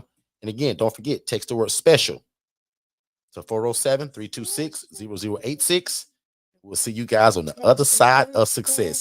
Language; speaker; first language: English; native; English